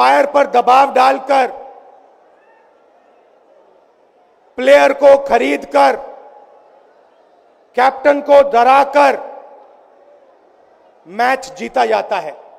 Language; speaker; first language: Hindi; native; Hindi